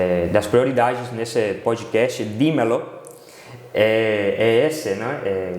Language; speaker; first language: Portuguese; non-native, fluent; Spanish